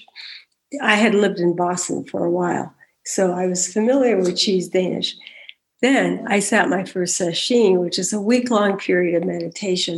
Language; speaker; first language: English; native; English